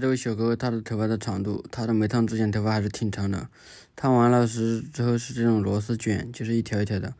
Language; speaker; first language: Chinese; native; Chinese